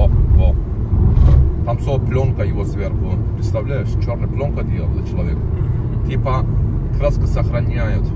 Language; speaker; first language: Russian; non-native, learner; Turkish